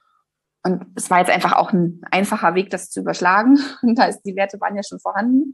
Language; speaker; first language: German; native; German